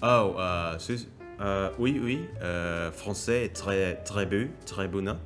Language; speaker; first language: French; non-native, learner; Indonesian